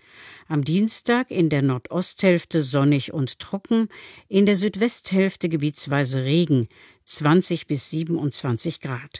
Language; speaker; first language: German; native; German